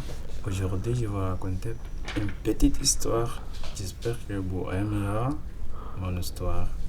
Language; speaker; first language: French; non-native, learner; Arabic